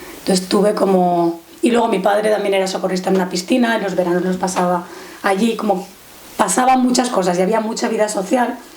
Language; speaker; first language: Spanish; native; Spanish